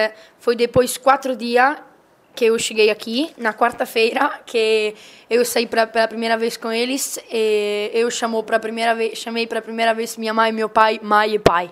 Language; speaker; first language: Portuguese; non-native, learner; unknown